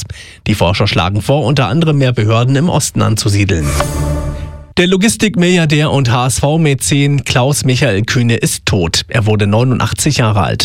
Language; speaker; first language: German; native; German